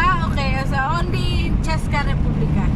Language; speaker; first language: English; non-native, local second language; Filipino